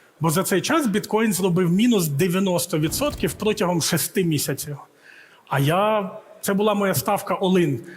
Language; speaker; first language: Ukrainian; early bilingual, heritage; Ukrainian